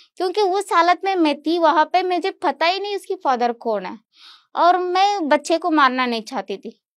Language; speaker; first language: Hindi; non-native, local second language; Kannada